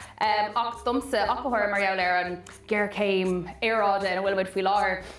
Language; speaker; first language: Irish; non-native, local second language; English